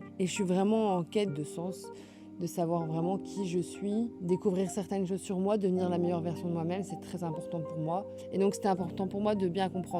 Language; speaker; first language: French; native; French